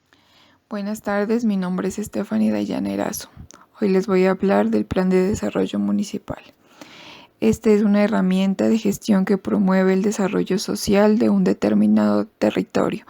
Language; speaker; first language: Spanish; native; Spanish